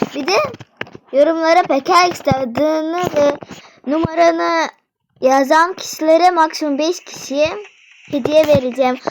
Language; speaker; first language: Turkish; non-native, fluent; Russian